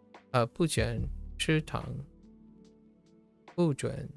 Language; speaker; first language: Chinese; non-native, learner; English